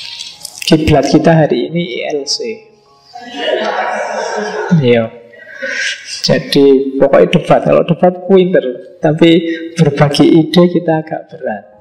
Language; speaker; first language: Indonesian; native; Indonesian